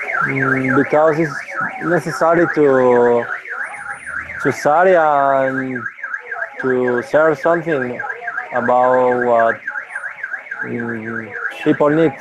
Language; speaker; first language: English; non-native, learner; Spanish